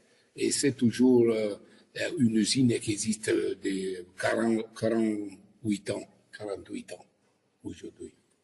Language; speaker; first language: French; non-native, learner; Italian